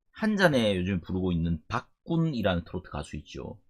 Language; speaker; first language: Korean; native; Korean